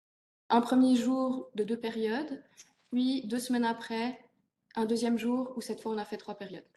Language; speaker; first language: French; native; French